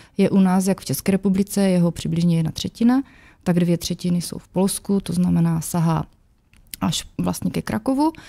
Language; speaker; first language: Czech; native; Czech